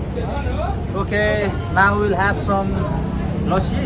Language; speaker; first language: English; non-native, learner; Nepali